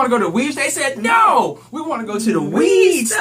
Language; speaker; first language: English; native; English